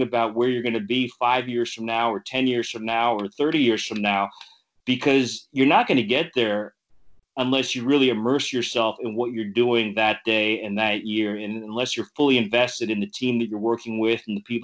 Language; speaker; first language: English; native; English